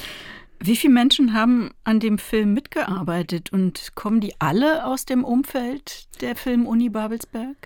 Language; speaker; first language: German; native; German